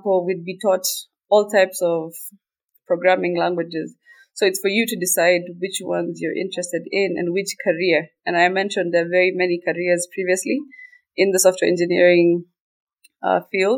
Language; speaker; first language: English; non-native, local second language; Somali